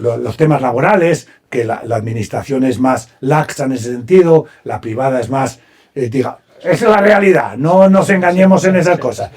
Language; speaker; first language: Spanish; native; Spanish